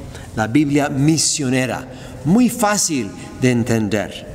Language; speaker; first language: Spanish; non-native, fluent; English